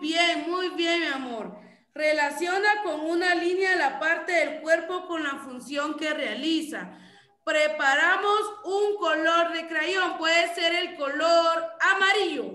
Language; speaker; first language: Spanish; native; Spanish